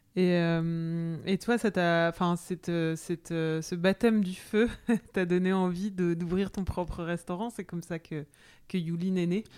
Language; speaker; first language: French; native; French